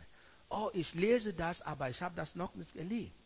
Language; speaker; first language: German; non-native, learner; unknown